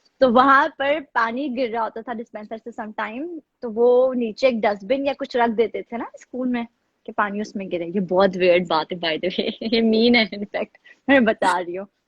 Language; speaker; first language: Urdu; native; Urdu